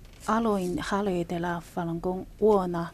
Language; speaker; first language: Finnish; non-native, learner; Chinese